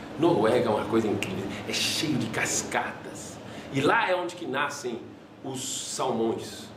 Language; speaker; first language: Portuguese; non-native, fluent; French